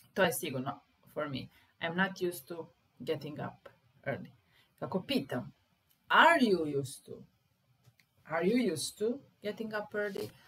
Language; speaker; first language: English; non-native, fluent; Serbian